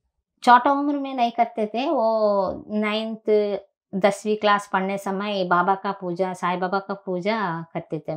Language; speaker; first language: Hindi; non-native, local second language; Telugu